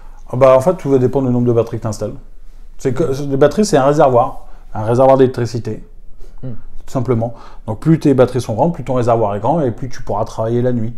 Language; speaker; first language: French; native; French